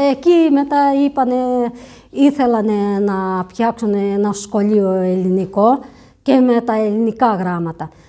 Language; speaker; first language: Greek; non-native, fluent; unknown